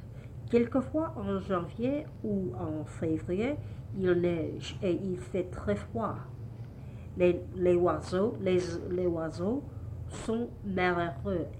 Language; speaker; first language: French; non-native, learner; English